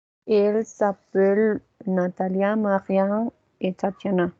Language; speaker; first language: French; non-native, learner; Spanish